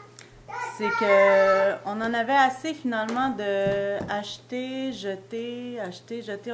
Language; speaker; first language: French; native; French